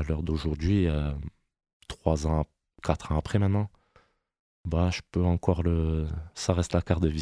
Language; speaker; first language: French; native; French